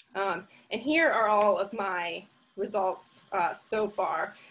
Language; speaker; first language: English; native; English